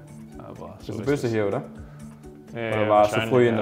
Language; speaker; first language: German; non-native, learner; Danish